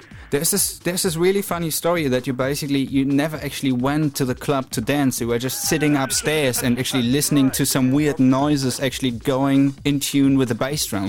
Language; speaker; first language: English; non-native, fluent; German